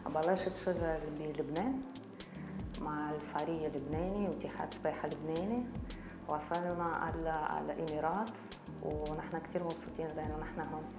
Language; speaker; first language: Arabic; non-native, learner; Russian